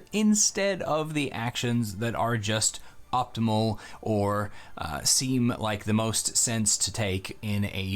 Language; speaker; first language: English; native; English